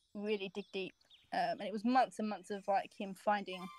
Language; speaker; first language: English; native; English